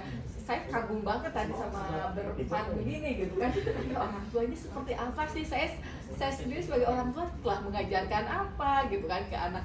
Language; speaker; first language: Indonesian; native; Indonesian